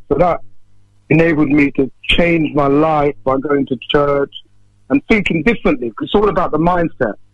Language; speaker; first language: English; native; English